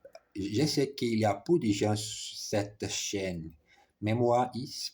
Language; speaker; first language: French; non-native, learner; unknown